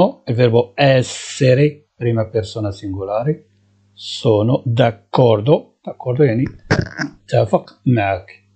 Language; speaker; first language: Italian; non-native, fluent; Arabic